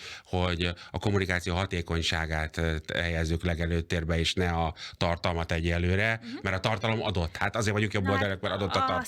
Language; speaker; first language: Hungarian; native; Hungarian